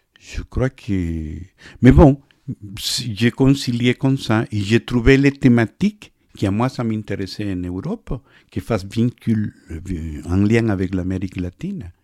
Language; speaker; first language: French; non-native, fluent; Spanish